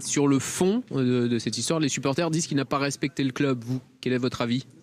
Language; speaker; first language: French; native; French